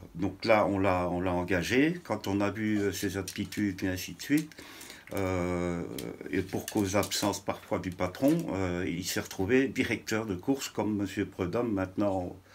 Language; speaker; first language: French; native; French